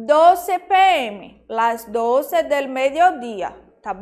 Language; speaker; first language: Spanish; non-native, fluent; Portuguese